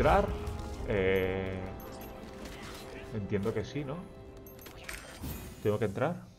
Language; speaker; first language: Spanish; native; Spanish